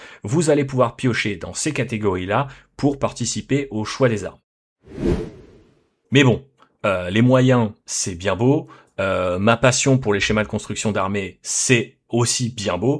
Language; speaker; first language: French; native; French